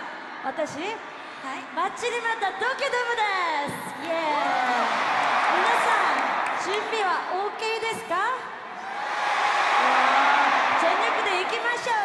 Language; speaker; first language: Japanese; non-native, fluent; Korean